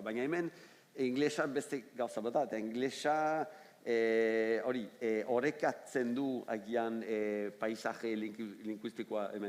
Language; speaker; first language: Basque; non-native, fluent; French